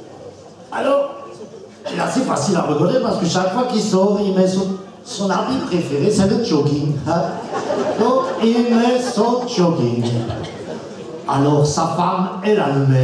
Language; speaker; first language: French; native; French